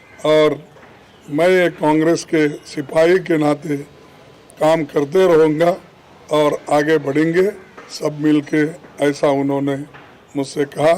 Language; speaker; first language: Hindi; non-native, local second language; Kannada